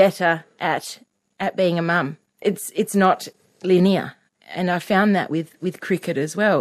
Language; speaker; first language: English; native; English